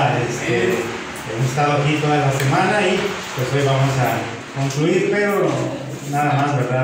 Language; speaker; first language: Spanish; native; Spanish